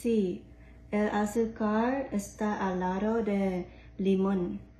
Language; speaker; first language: Spanish; non-native, learner; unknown